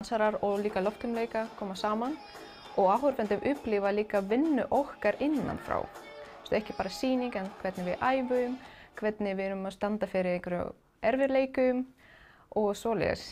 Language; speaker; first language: Icelandic; non-native, learner; Ukrainian